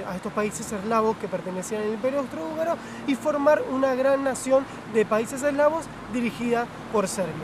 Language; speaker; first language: Spanish; native; Spanish